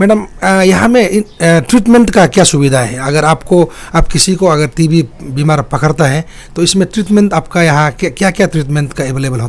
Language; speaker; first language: Hindi; non-native, local second language; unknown